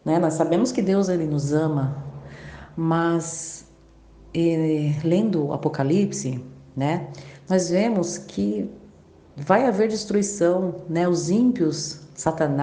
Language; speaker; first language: Portuguese; native; Portuguese